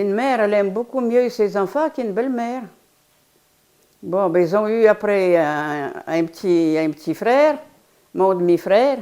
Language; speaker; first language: French; non-native, fluent; Polish